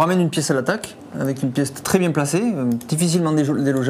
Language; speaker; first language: French; native; French